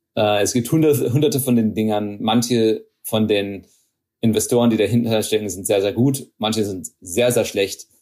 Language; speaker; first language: German; early bilingual, heritage; German